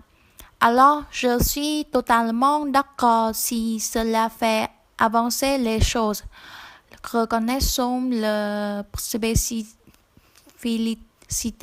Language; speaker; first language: French; non-native, learner; Vietnamese